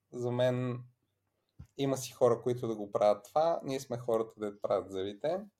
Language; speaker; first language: Bulgarian; early bilingual, other home language; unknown